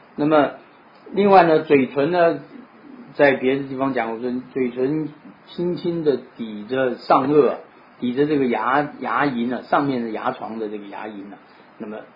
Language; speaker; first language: Chinese; native; Chinese